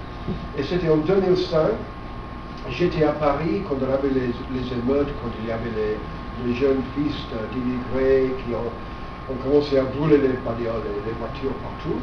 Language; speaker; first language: French; non-native, fluent; English